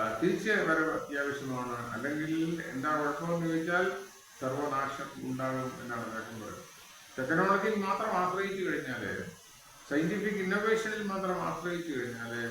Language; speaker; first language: Malayalam; native; Malayalam